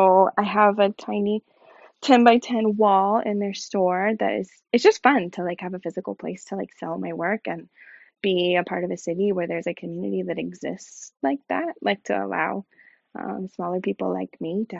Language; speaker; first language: English; native; English